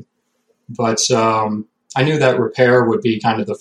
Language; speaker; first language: English; native; English